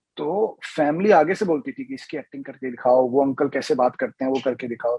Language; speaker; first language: Hindi; native; Hindi